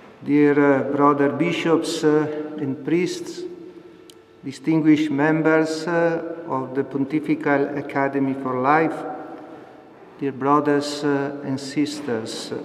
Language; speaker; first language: English; non-native, fluent; Italian